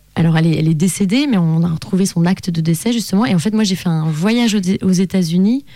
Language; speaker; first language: French; native; French